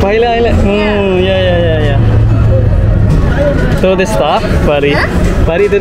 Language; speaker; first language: Japanese; non-native, learner; Indonesian